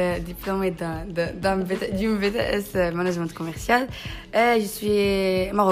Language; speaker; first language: French; non-native, learner; Tachelhit